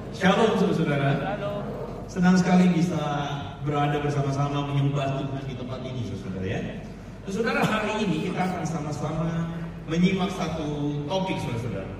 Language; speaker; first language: Indonesian; native; Indonesian